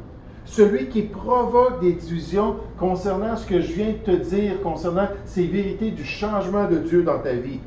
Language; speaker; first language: French; native; French